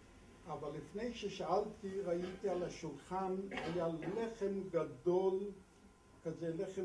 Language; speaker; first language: Hebrew; non-native, fluent; Polish